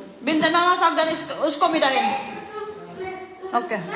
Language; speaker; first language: German; non-native, learner; Filipino